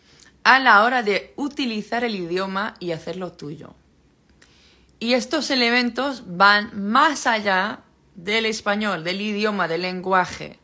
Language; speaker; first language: Spanish; non-native, fluent; Dutch